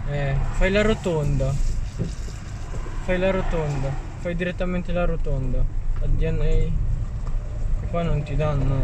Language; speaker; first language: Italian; early bilingual, other home language; Filipino